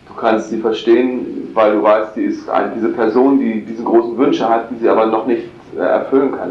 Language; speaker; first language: German; native; German